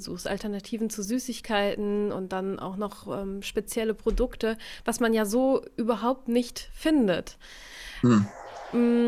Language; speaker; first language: German; native; German